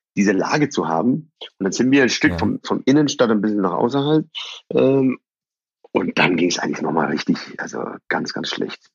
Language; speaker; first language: German; early bilingual, other home language; Persian